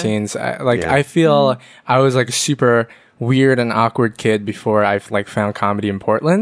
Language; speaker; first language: English; early bilingual, other home language; Vietnamese